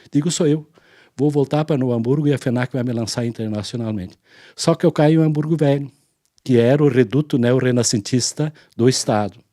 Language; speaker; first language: Portuguese; non-native, local second language; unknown